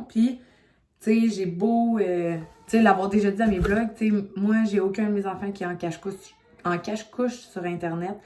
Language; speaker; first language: French; native; French